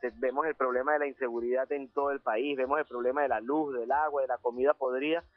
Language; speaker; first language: Spanish; native; Spanish